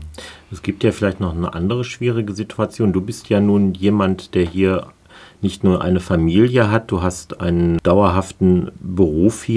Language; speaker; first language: German; native; German